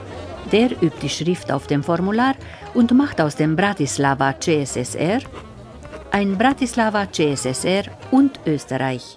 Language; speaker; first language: German; native; German